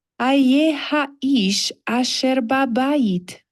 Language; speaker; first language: Hebrew; non-native, learner; English